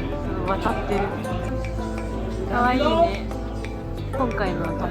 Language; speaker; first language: Japanese; native; Japanese